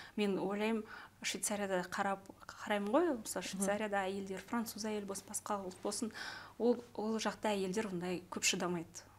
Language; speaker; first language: Kazakh; native; Kazakh